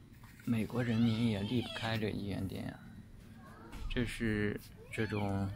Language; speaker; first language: Chinese; native; Chinese